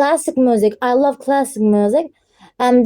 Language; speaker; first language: English; non-native, learner; Turkish